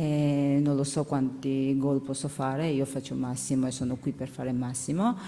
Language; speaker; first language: Italian; non-native, learner; Georgian